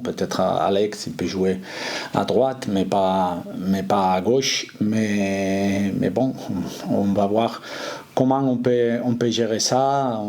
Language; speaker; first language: French; non-native, fluent; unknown